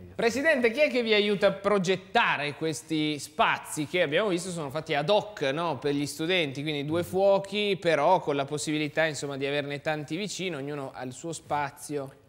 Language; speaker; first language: Italian; native; Italian